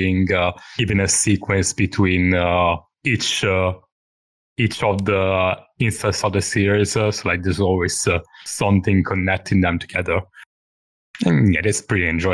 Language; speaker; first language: English; non-native, fluent; Italian